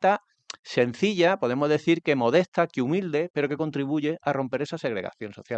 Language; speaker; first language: Spanish; native; Spanish